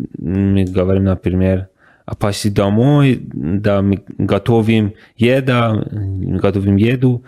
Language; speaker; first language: Russian; non-native, learner; Persian